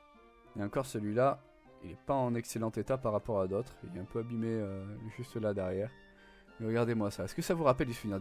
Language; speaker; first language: French; native; French